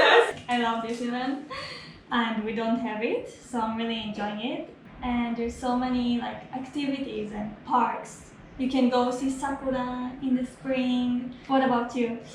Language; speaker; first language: English; non-native, fluent; Hebrew